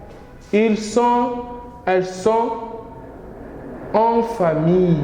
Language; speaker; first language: French; non-native, fluent; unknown